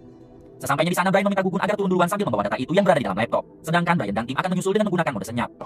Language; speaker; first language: Indonesian; native; Indonesian